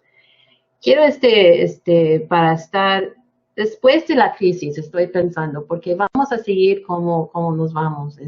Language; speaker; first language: Spanish; non-native, fluent; English